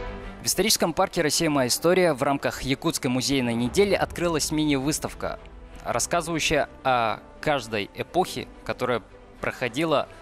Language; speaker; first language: Russian; native; Russian